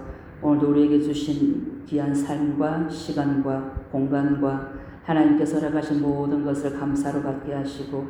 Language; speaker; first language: Korean; native; Korean